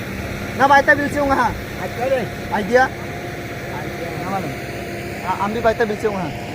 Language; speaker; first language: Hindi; non-native, local second language; Assamese